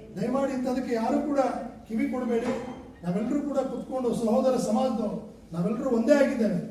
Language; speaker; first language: Kannada; non-native, local second language; Lambadi